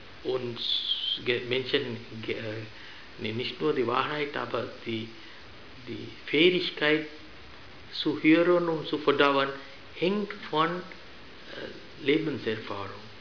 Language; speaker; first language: German; non-native, fluent; Sinhala